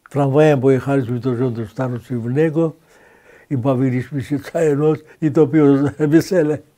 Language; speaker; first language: Polish; non-native, fluent; Greek